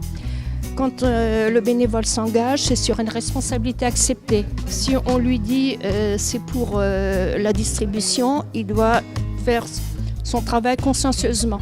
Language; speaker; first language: French; native; French